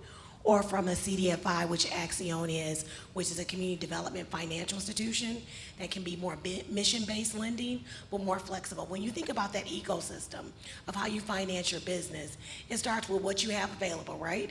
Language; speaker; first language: English; native; English